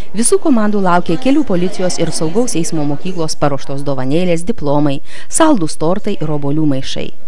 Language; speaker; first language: Lithuanian; native; Lithuanian